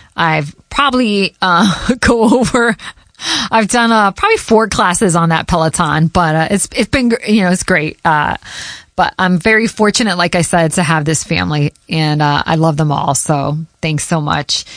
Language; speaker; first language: English; early bilingual, other home language; Portuguese